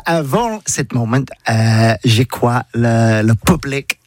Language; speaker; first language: French; non-native, learner; English